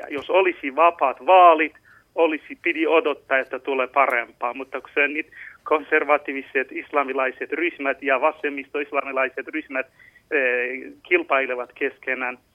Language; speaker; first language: Finnish; non-native, fluent; Persian